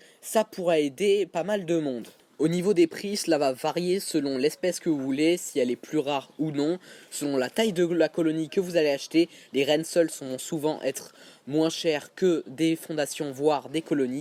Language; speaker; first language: French; native; French